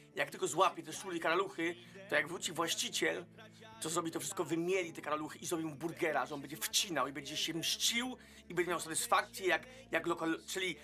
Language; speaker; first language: Polish; non-native, fluent; Danish